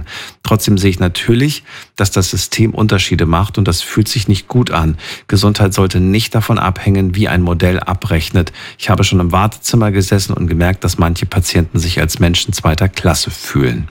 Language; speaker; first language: German; native; German